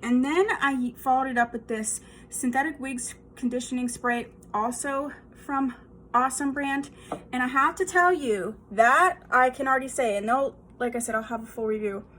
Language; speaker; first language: English; native; English